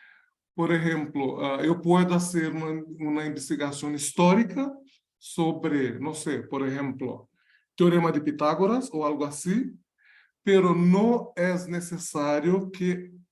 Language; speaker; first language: Spanish; non-native, learner; Portuguese